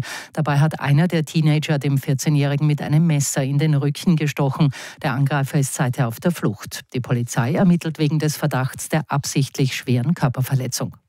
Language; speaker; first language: German; native; German